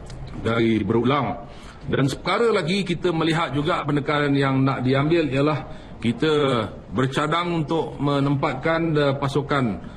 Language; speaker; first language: Malay; native; Malay